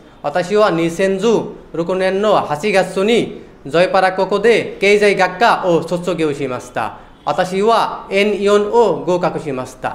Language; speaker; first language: Japanese; non-native, learner; Bangla